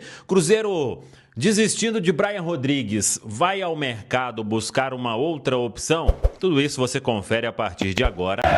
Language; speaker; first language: Portuguese; native; Portuguese